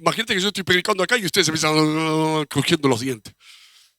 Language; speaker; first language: Spanish; native; Spanish